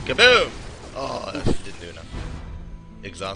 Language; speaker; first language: English; native; English